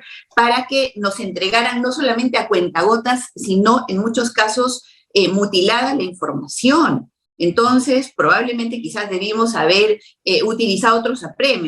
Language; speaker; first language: Spanish; native; Spanish